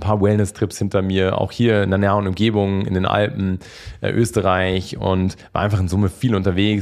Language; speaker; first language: German; native; German